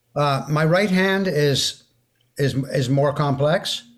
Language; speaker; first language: English; early bilingual, other home language; French